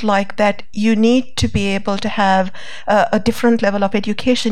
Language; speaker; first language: English; non-native, local second language; Sinhala